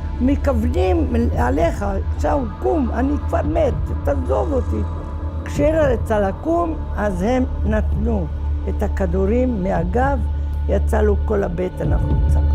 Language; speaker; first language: Hebrew; non-native, fluent; Arabic